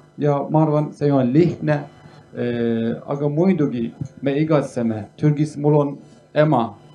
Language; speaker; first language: Estonian; non-native, learner; Kurdish